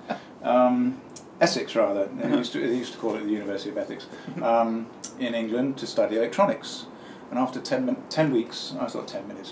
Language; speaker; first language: English; native; English